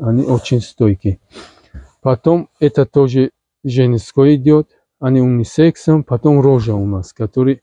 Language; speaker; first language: Russian; non-native, learner; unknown